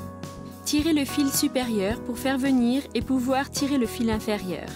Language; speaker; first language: French; native; French